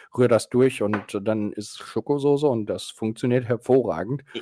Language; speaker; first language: German; native; German